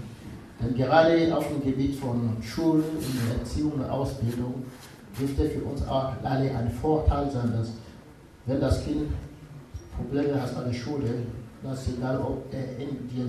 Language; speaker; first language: German; non-native, fluent; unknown